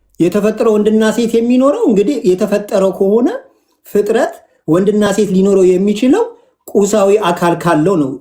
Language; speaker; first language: Amharic; native; Amharic